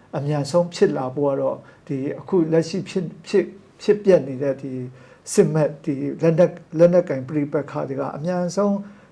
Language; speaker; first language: Burmese; non-native, local second language; Kachin